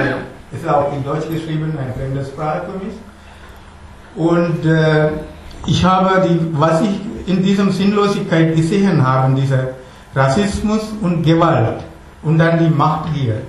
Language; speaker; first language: German; non-native, learner; Sinhala